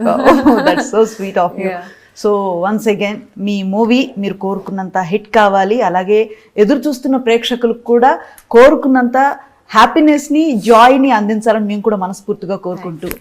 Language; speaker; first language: Telugu; native; Telugu